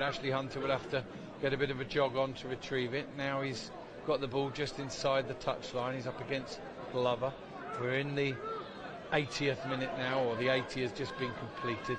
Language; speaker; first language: English; native; English